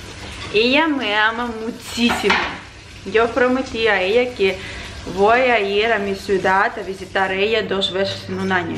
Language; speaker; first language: Spanish; non-native, fluent; Ukrainian